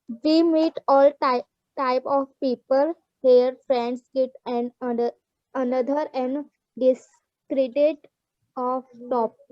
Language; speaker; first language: English; non-native, learner; Hindi